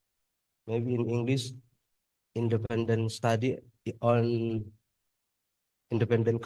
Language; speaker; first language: English; non-native, fluent; Indonesian